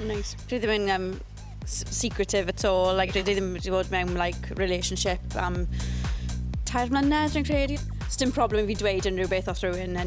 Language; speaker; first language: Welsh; non-native, local second language; English